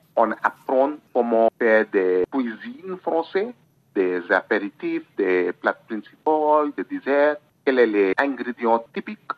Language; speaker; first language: French; non-native, learner; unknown